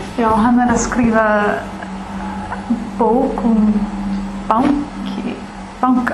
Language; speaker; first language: Icelandic; non-native, learner; English